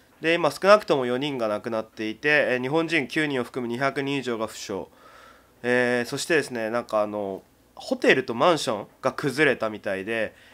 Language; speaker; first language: Japanese; native; Japanese